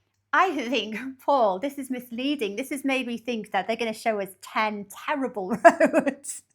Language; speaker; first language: English; native; English